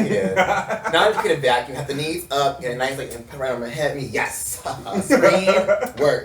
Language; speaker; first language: English; native; English